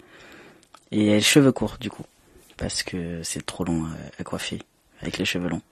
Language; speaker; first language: French; native; French